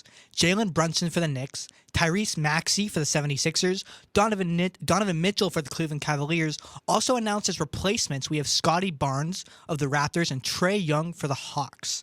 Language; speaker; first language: English; native; English